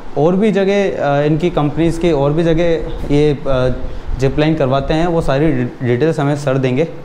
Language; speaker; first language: Hindi; native; Hindi